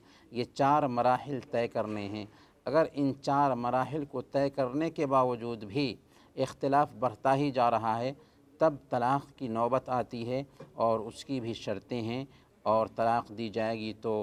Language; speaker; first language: Urdu; native; Urdu